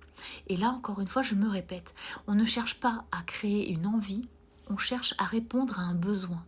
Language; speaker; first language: French; native; French